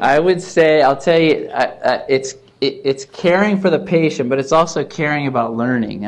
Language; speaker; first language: English; native; English